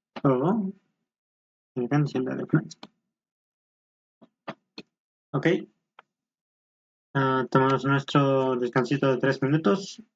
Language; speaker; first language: Spanish; native; Spanish